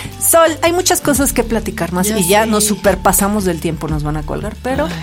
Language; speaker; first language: Spanish; native; Spanish